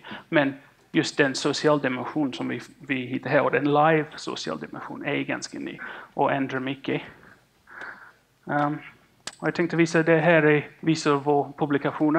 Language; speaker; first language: Swedish; non-native, fluent; English